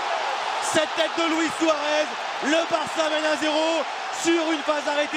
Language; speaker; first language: French; native; French